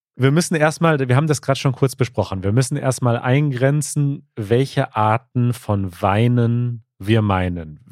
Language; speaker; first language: German; native; German